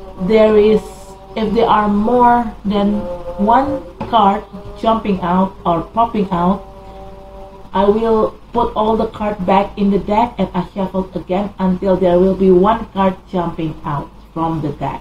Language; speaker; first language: English; non-native, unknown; Indonesian